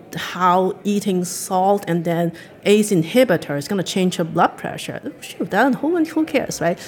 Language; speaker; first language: English; non-native, local second language; Cantonese